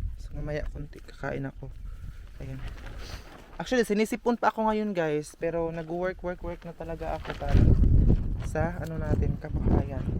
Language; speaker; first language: Filipino; non-native, local second language; Cebuano